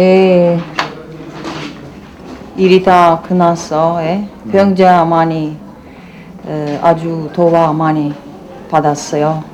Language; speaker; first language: Korean; early bilingual, heritage; Russian